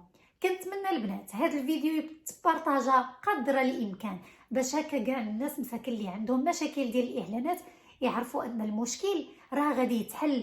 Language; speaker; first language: Arabic; native; Arabic